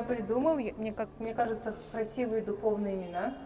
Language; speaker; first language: Russian; native; Russian